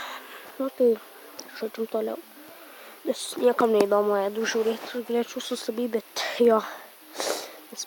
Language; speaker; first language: Lithuanian; native; Lithuanian